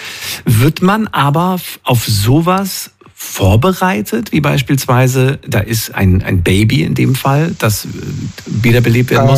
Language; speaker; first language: German; native; German